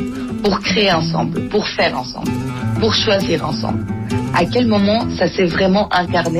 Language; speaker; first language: French; non-native, fluent; Greek